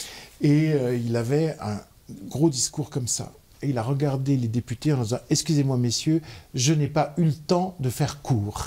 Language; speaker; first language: French; native; French